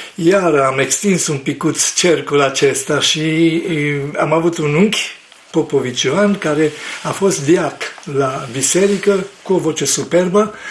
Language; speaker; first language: Romanian; non-native, local second language; Ukrainian